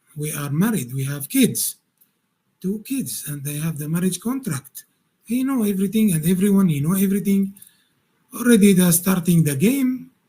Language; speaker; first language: English; non-native, learner; Arabic